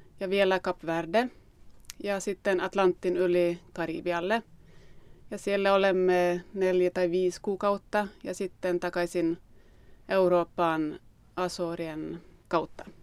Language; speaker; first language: Finnish; non-native, local second language; Swedish